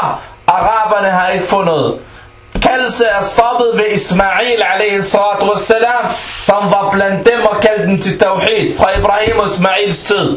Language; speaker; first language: Danish; non-native, fluent; Arabic